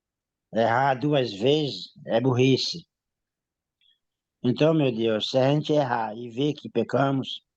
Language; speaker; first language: Portuguese; native; Portuguese